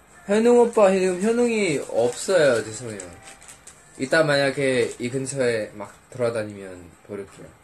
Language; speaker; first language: Korean; non-native, fluent; Indonesian